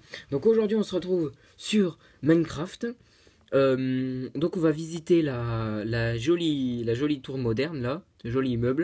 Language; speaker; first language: French; native; French